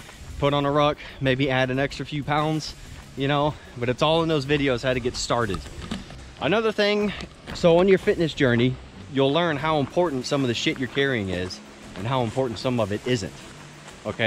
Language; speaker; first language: English; native; English